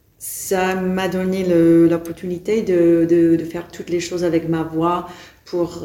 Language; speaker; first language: French; non-native, fluent; English